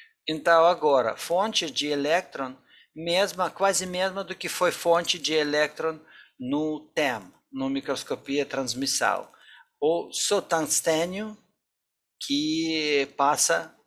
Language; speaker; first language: Portuguese; non-native, fluent; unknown